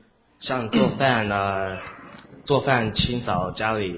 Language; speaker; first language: Chinese; early bilingual, heritage; Chinese